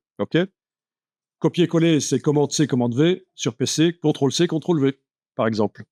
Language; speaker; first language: French; native; French